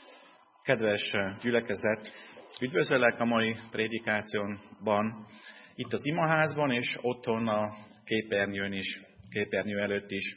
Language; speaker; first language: Hungarian; non-native, fluent; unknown